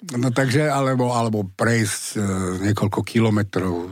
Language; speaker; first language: Slovak; native; Slovak